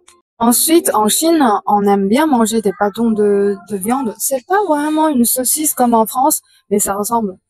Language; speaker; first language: French; non-native, fluent; Chinese